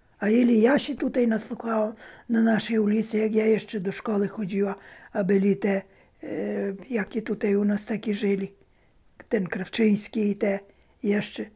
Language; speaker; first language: Polish; early bilingual, heritage; Polish